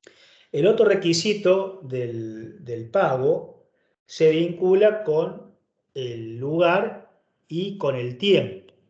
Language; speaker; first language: Spanish; native; Spanish